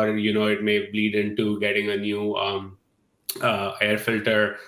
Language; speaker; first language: English; non-native, local second language; Urdu